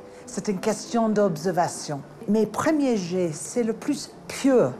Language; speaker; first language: French; non-native, fluent; English